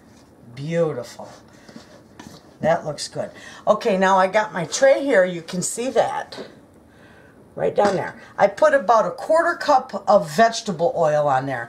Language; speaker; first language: English; native; English